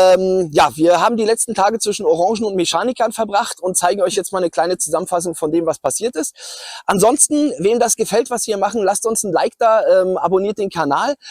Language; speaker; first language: German; native; German